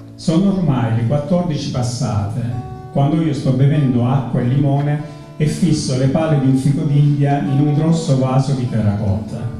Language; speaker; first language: Italian; native; Italian